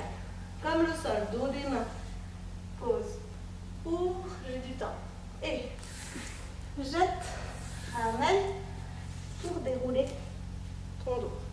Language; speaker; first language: French; native; French